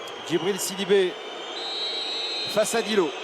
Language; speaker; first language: French; native; French